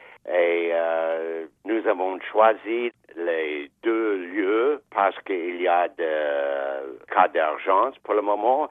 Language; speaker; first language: French; non-native, fluent; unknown